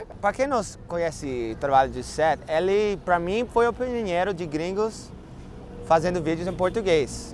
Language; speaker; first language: Portuguese; non-native, fluent; English